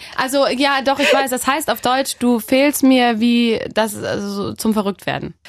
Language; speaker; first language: German; native; German